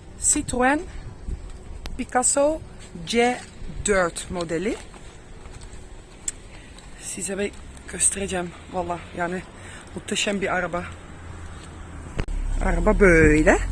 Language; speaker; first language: Turkish; non-native, fluent; Dutch